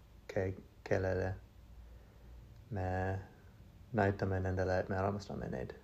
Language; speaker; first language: Estonian; non-native, learner; English